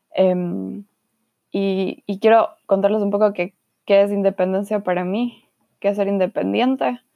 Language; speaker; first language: Spanish; native; Spanish